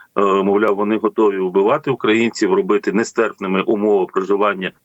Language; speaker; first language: Ukrainian; native; Ukrainian